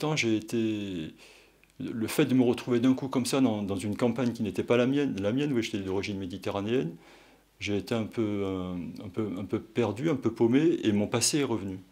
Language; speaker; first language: French; native; French